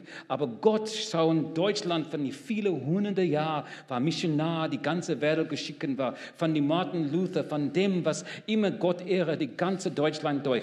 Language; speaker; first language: German; non-native, learner; English